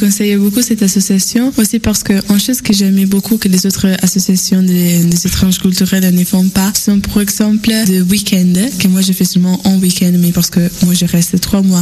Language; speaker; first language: French; non-native, fluent; Italian